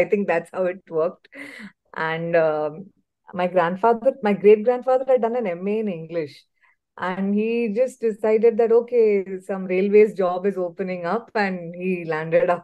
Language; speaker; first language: English; non-native, local second language; Tamil